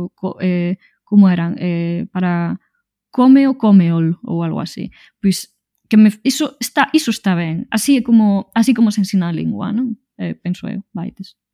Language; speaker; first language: Galician; native; Galician